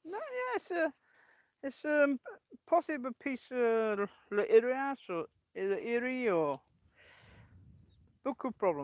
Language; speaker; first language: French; non-native, learner; English